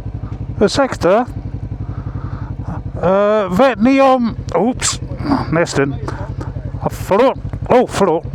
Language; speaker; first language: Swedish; non-native, learner; English